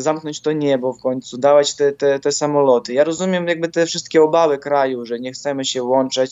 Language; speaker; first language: Polish; non-native, fluent; Ukrainian